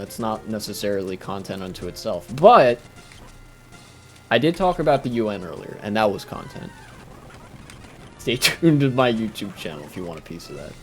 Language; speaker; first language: English; native; English